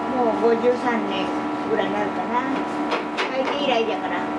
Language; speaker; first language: Japanese; native; Japanese